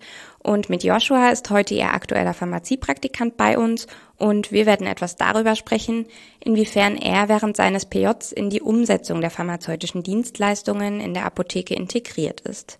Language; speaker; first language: German; native; German